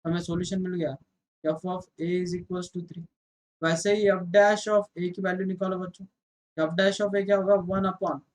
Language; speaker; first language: Hindi; non-native, local second language; Marathi